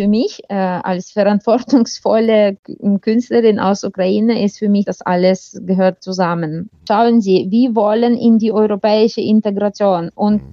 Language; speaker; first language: German; non-native, fluent; Ukrainian